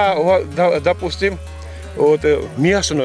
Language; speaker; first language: Russian; non-native, fluent; Georgian